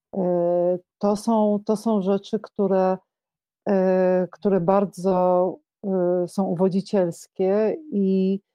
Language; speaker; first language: Polish; native; Polish